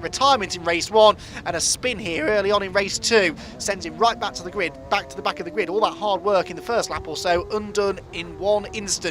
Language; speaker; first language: English; native; English